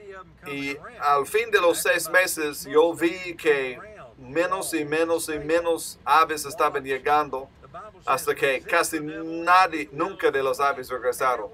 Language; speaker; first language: Spanish; non-native, learner; English